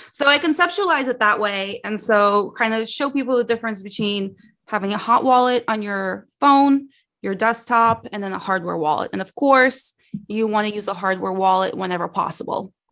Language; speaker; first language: English; early bilingual, other home language; Russian